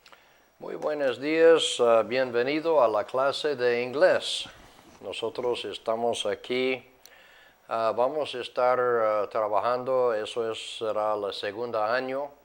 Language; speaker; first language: Spanish; non-native, fluent; English